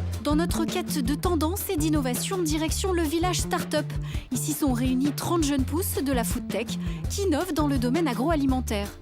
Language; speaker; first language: French; native; French